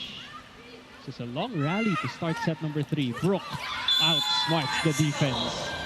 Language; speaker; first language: English; non-native, local second language; Filipino